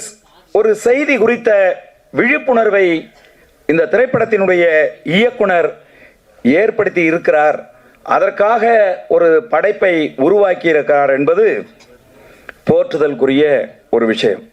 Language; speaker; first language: Tamil; native; Tamil